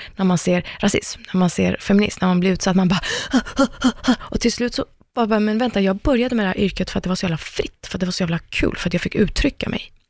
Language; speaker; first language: Swedish; early bilingual, other home language; Persian